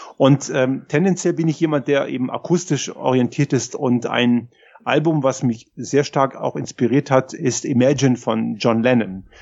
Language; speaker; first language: German; native; German